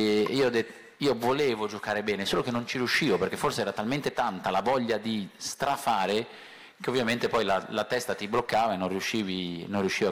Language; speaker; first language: Italian; native; Italian